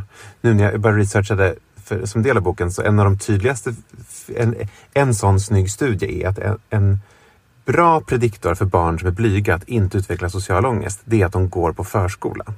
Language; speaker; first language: Swedish; native; Swedish